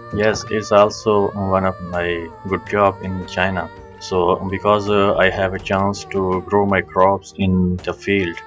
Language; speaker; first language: English; non-native, local second language; Punjabi